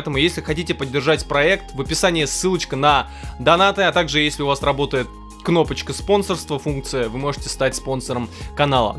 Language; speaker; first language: Russian; native; Russian